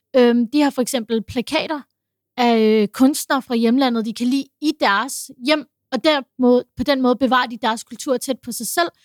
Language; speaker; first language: Danish; early bilingual, other home language; Urdu